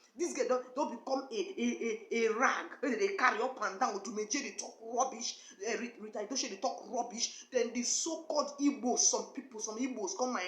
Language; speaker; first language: Nigerian Pidgin; non-native, local second language; Igbo